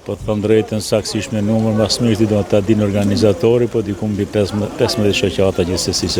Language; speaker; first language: Albanian; native; Albanian